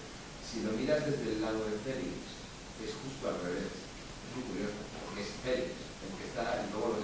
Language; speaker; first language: Spanish; native; Spanish